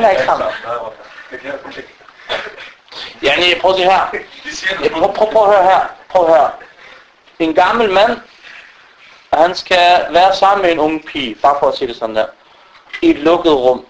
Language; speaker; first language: Danish; early bilingual, other home language; Arabic